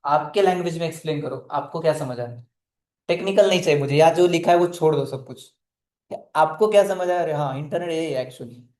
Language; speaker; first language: Hindi; non-native, local second language; Marathi